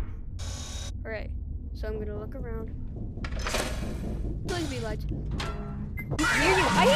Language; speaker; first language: English; native; English